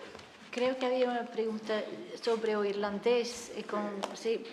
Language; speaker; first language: Galician; non-native, fluent; English